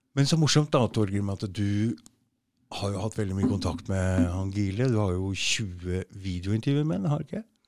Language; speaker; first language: Norwegian; native; Norwegian